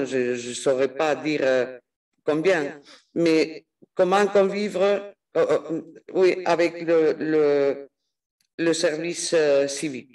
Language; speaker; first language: French; non-native, fluent; Spanish